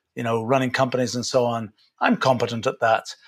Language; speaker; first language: English; native; English